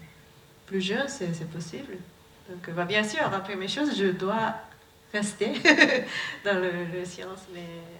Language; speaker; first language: French; non-native, learner; Japanese